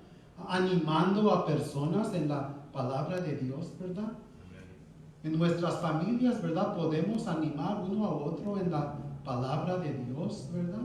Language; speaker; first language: Spanish; early bilingual, heritage; Spanish